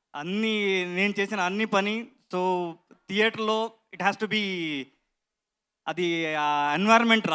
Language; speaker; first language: Telugu; non-native, learner; Kannada